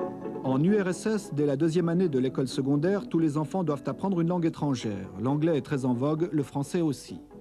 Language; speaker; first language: French; native; French